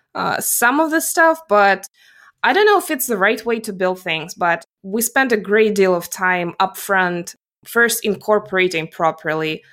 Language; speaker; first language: English; non-native, fluent; Russian